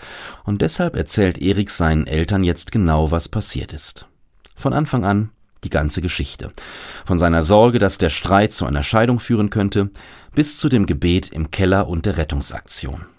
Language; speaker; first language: German; native; German